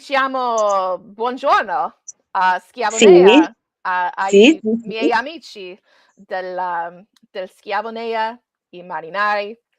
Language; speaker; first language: Italian; non-native, learner; English